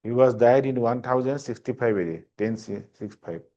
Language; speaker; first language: English; non-native, local second language; Assamese